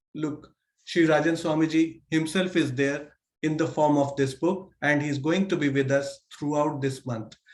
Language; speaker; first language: English; non-native, local second language; Hindi